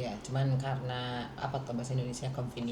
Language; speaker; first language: Indonesian; native; Indonesian